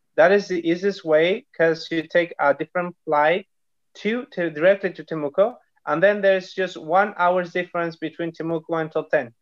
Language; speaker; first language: English; non-native, fluent; Spanish